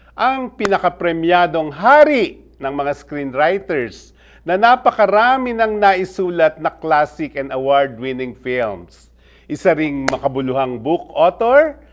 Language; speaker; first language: Filipino; native; Filipino